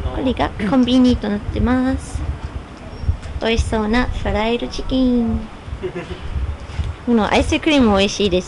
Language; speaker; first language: Japanese; non-native, fluent; English